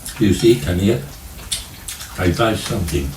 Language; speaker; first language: English; non-native, learner; Swedish